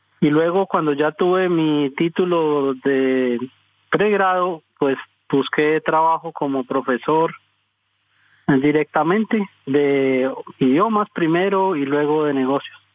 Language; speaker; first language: Spanish; native; Spanish